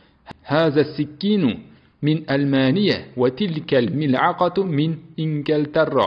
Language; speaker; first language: Arabic; non-native, fluent; Uzbek